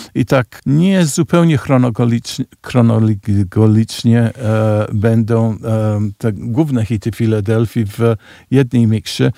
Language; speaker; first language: Polish; early bilingual, heritage; Polish